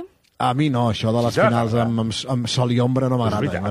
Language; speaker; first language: Catalan; native; Catalan